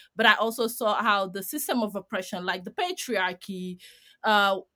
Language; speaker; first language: English; non-native, fluent; Greek